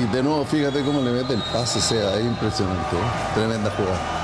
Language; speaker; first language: Spanish; native; Spanish